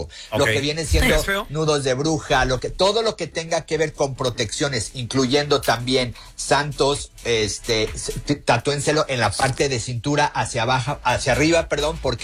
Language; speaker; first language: Spanish; native; Spanish